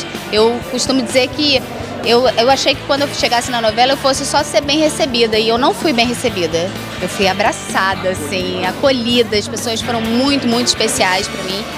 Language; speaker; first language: Portuguese; native; Portuguese